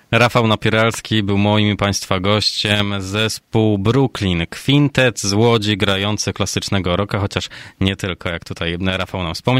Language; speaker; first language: Polish; native; Polish